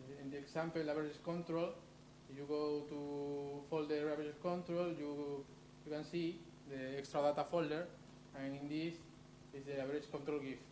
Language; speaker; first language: English; non-native, learner; Spanish